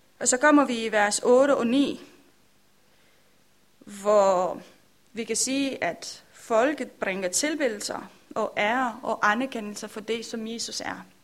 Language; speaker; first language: Danish; non-native, learner; Romanian